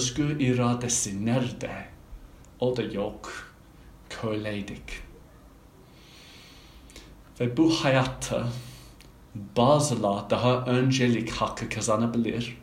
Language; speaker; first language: Turkish; non-native, fluent; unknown